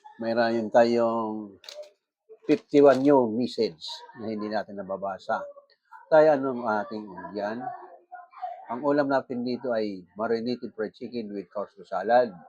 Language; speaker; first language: Filipino; non-native, local second language; Bikol